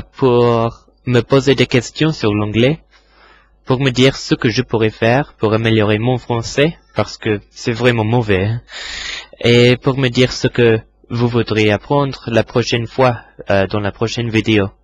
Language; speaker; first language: French; non-native, fluent; English